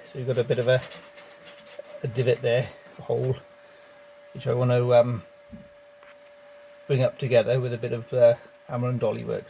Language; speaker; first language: English; native; English